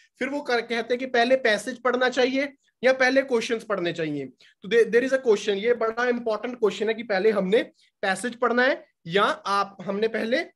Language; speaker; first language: Hindi; non-native, local second language; Punjabi